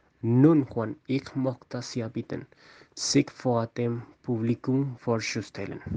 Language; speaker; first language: German; non-native, learner; Spanish